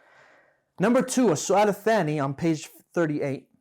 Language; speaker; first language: Arabic; non-native, fluent; English